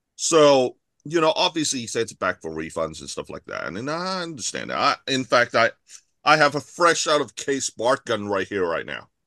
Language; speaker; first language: English; non-native, local second language; Cantonese